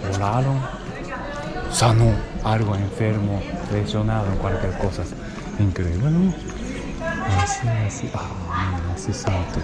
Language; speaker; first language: Spanish; non-native, learner; Japanese